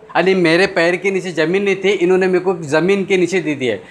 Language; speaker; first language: Hindi; non-native, local second language; Urdu